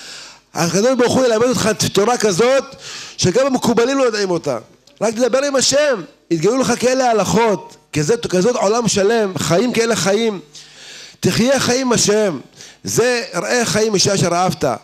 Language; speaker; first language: Hebrew; native; Hebrew